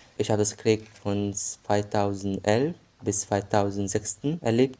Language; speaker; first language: German; non-native, learner; Arabic